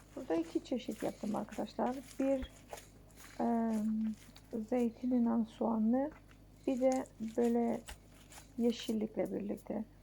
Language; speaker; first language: Turkish; native; Turkish